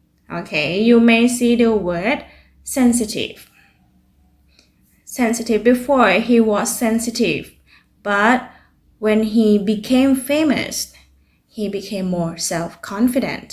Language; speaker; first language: English; non-native, fluent; Thai